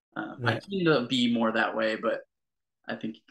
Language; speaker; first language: English; native; English